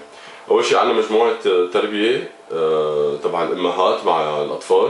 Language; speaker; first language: Arabic; native; Arabic